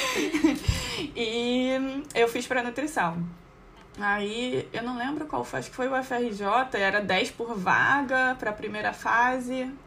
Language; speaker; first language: Portuguese; native; Portuguese